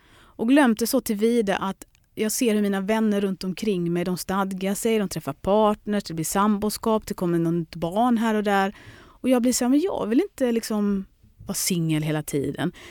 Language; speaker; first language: Swedish; early bilingual, other home language; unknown